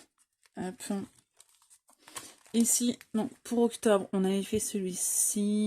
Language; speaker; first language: French; native; French